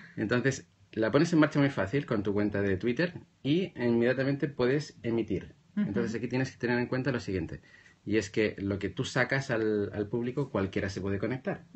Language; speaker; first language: Spanish; native; Spanish